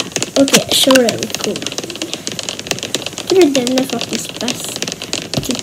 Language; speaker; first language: Norwegian; non-native, learner; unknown